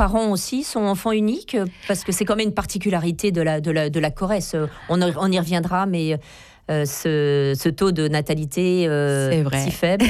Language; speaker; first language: French; native; French